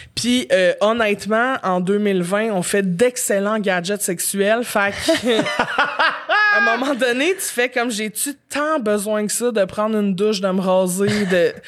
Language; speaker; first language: French; native; French